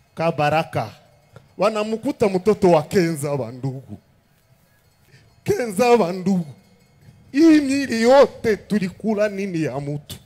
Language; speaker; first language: Swahili; native; Swahili